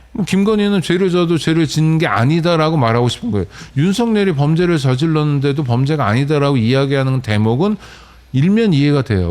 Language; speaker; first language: Korean; native; Korean